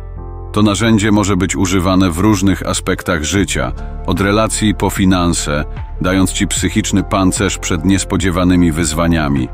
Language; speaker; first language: Polish; native; Polish